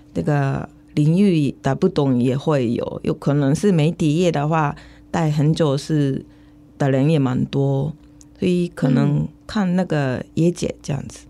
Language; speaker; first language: Chinese; non-native, fluent; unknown